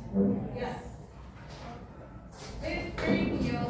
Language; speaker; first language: English; non-native, fluent; Indonesian